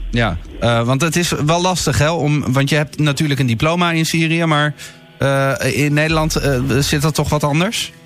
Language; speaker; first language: Dutch; native; Dutch